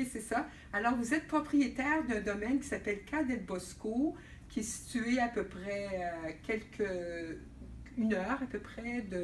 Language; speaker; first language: French; native; French